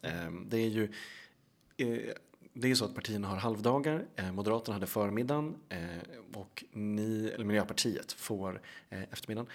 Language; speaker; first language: Swedish; native; Swedish